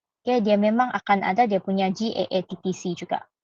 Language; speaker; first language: Malay; native; Malay